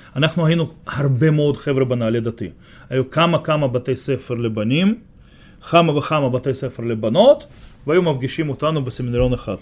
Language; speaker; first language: Hebrew; non-native, fluent; Russian